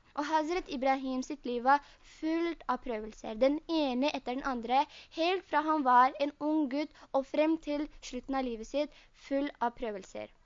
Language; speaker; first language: Norwegian; early bilingual, other home language; Urdu